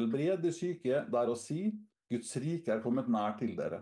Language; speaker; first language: Norwegian; native; Norwegian